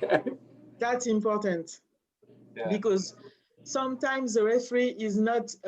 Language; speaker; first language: English; non-native, learner; French